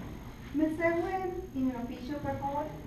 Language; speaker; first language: Italian; non-native, learner; English